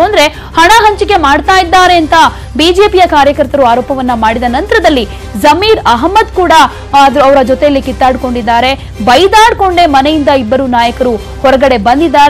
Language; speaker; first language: Kannada; native; Kannada